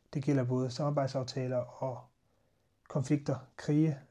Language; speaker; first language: Danish; native; Danish